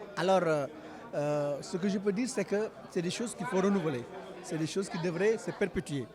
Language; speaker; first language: French; non-native, local second language; Wolof